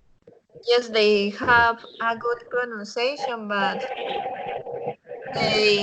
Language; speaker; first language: English; non-native, learner; Spanish